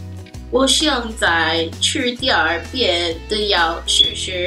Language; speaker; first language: Chinese; non-native, learner; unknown